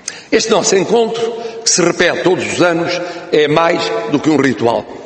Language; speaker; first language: Portuguese; native; Portuguese